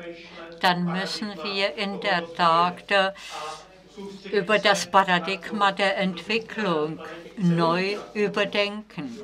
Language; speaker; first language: German; non-native, fluent; Czech